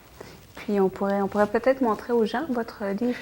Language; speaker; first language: French; native; French